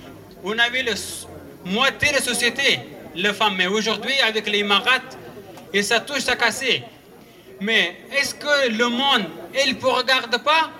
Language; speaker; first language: French; non-native, learner; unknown